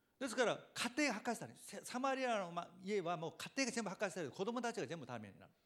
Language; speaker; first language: Japanese; non-native, fluent; Korean